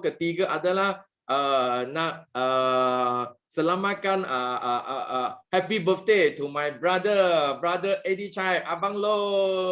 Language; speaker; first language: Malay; non-native, local second language; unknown